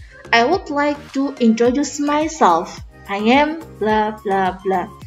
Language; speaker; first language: English; non-native, fluent; Indonesian